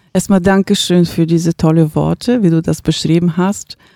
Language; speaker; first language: German; non-native, fluent; Bulgarian